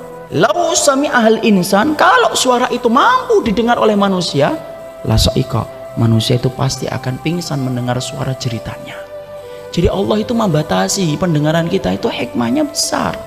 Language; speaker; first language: Indonesian; native; Indonesian